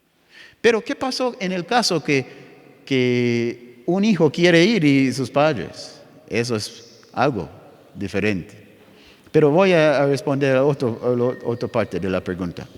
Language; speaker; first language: Spanish; non-native, fluent; English